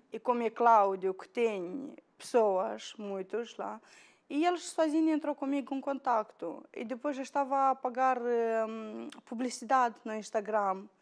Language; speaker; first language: Portuguese; non-native, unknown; Romanian